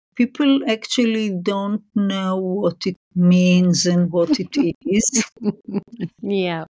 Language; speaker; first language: English; non-native, fluent; Hebrew